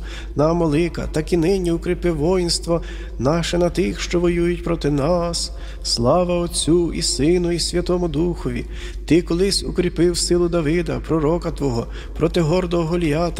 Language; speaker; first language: Ukrainian; native; Ukrainian